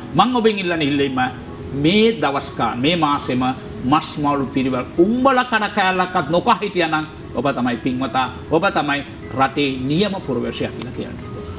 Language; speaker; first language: Sinhala; non-native, local second language; Tamil